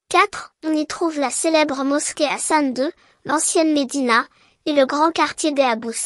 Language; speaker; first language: French; non-native, local second language; Arabic